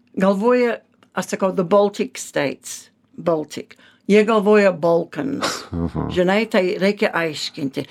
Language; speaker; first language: Lithuanian; early bilingual, heritage; Lithuanian